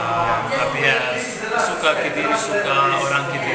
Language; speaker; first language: Indonesian; non-native, learner; Bosnian